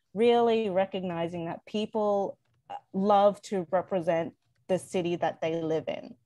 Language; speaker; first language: English; native; English